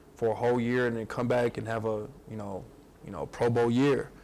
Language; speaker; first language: English; native; English